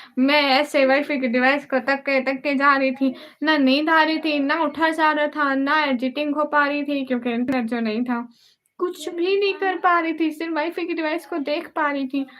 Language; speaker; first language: Urdu; non-native, local second language; Punjabi